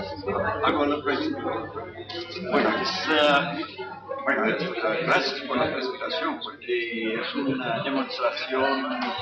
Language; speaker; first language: Spanish; non-native, fluent; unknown